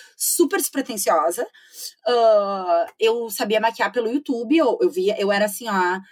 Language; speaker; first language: Portuguese; native; Portuguese